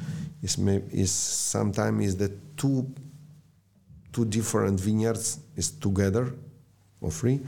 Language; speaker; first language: English; non-native, learner; Slovenian